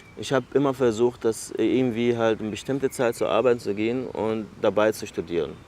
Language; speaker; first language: German; non-native, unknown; Arabic